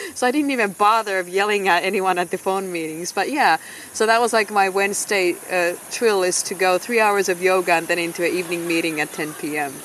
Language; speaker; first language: English; non-native, fluent; Finnish